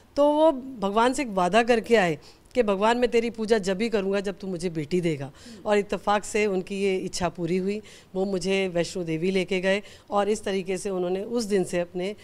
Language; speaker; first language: Hindi; native; Hindi